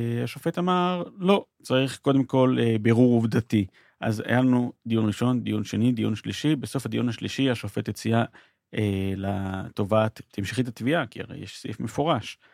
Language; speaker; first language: Hebrew; native; Hebrew